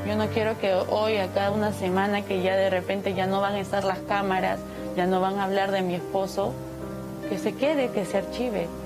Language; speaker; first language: Spanish; native; Spanish